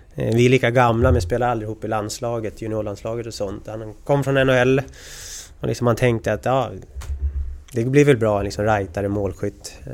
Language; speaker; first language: Swedish; native; Swedish